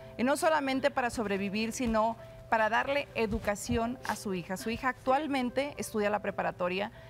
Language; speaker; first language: Spanish; native; Spanish